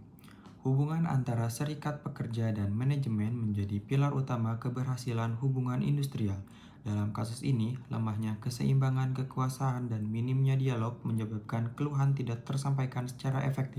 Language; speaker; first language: Indonesian; native; Indonesian